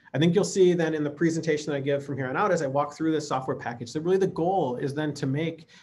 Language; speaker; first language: English; native; English